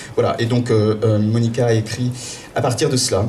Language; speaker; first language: French; native; French